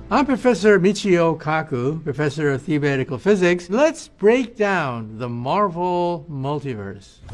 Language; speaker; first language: English; native; English